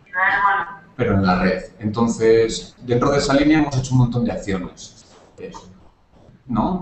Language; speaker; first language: Spanish; native; Spanish